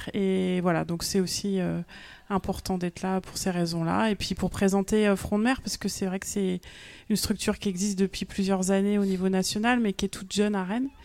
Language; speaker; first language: French; native; French